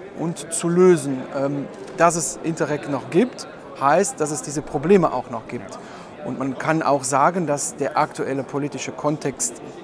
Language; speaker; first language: German; native; German